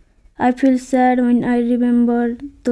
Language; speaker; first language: English; non-native, learner; Nepali